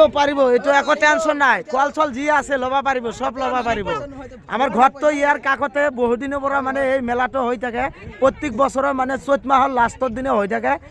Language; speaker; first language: Assamese; non-native, local second language; Bangla